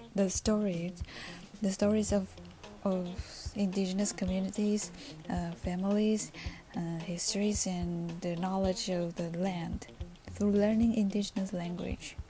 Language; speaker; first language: English; non-native, fluent; Chinese